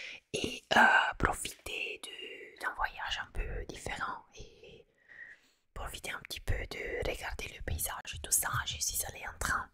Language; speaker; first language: French; non-native, fluent; Italian